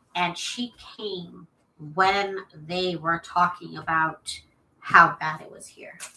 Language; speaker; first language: English; native; English